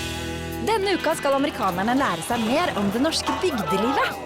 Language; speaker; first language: Norwegian; native; Norwegian